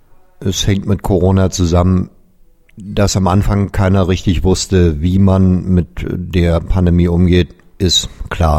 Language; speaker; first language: German; native; German